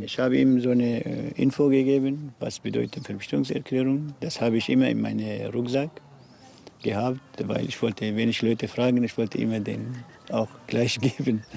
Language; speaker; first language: German; non-native, learner; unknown